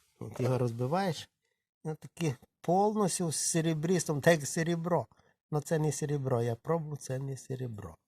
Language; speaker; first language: Ukrainian; non-native, local second language; Russian